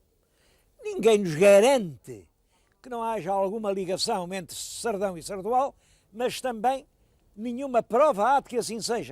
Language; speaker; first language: Portuguese; native; Portuguese